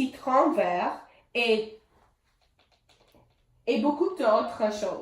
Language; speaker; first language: French; non-native, learner; English